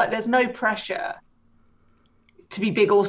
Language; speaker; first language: English; native; English